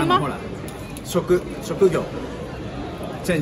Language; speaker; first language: Japanese; native; Japanese